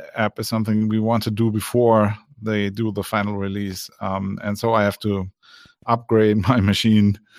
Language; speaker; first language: English; non-native, fluent; German